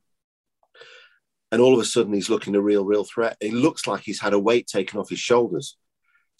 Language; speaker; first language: English; native; English